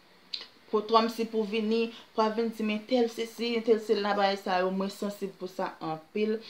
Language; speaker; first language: French; non-native, learner; Haitian Creole